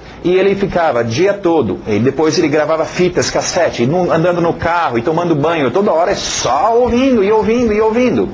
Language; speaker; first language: Portuguese; native; Portuguese